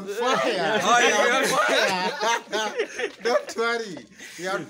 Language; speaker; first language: English; non-native, learner; Swahili